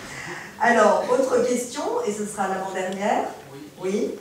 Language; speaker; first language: French; native; French